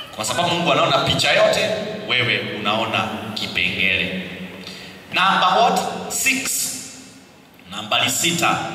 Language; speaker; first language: Swahili; non-native, local second language; Kikuyu